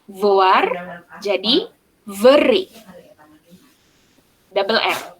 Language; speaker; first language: French; non-native, fluent; Indonesian